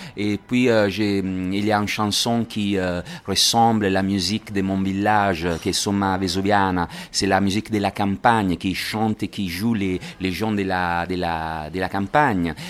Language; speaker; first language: French; non-native, learner; Italian